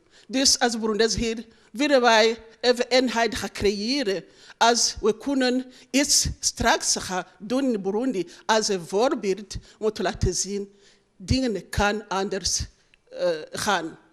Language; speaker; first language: Dutch; non-native, learner; Rundi